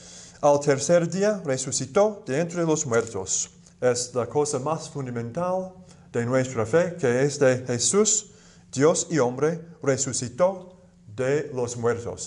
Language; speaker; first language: Spanish; non-native, fluent; English